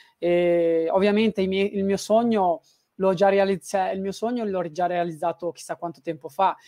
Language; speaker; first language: Italian; early bilingual, other home language; Tigrinya